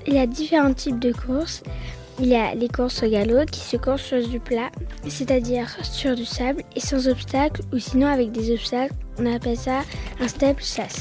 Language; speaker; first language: French; native; French